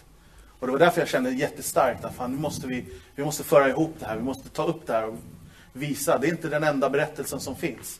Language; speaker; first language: Swedish; native; Swedish